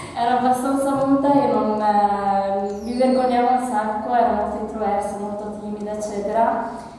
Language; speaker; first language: Italian; early bilingual, other home language; Arabic